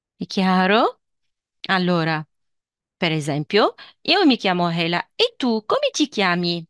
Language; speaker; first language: Italian; non-native, fluent; Arabic